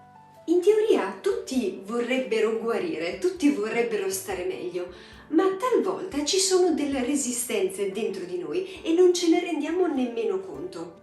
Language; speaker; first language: Italian; native; Italian